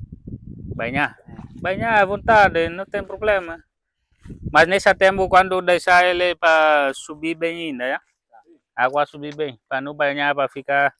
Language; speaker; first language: Portuguese; non-native, learner; Vietnamese